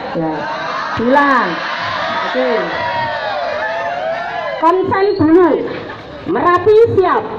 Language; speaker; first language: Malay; non-native, local second language; Javanese